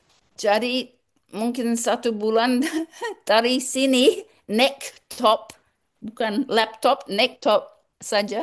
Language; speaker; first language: Indonesian; non-native, learner; English